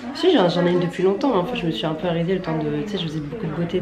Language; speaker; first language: French; native; French